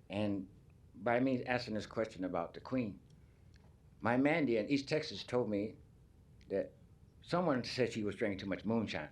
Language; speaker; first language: English; native; English